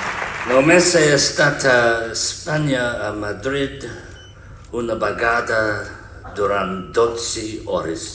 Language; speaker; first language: Catalan; non-native, learner; English